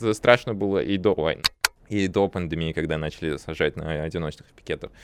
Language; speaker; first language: Russian; early bilingual, other home language; Armenian